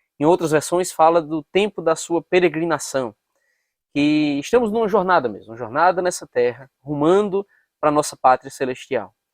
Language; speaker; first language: Portuguese; native; Portuguese